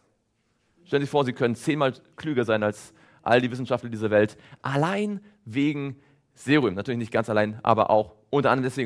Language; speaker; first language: German; native; German